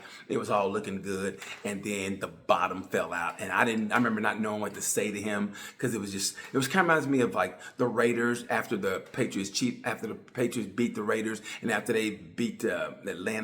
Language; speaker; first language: English; native; English